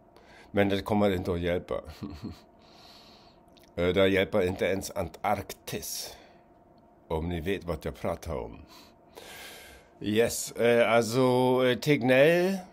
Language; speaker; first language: Swedish; non-native, fluent; German